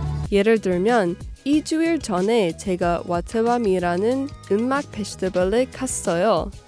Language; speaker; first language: Korean; non-native, fluent; English